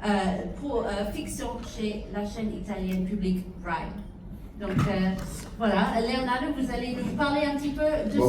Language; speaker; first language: French; native; French